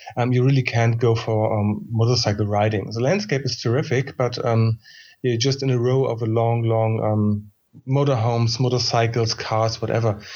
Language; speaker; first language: English; non-native, fluent; German